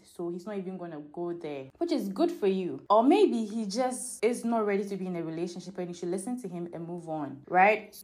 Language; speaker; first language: English; non-native, local second language; Akan